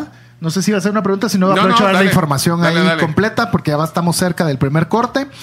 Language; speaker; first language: Spanish; native; Spanish